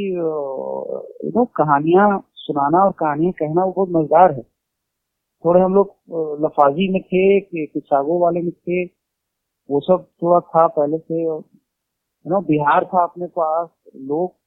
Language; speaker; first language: Hindi; native; Hindi